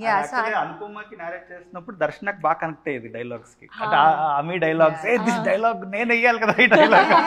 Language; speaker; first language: Telugu; native; Telugu